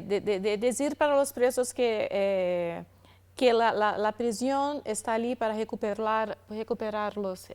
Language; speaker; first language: Spanish; non-native, learner; Portuguese